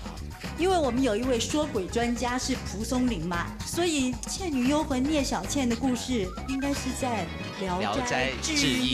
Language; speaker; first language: Chinese; native; Chinese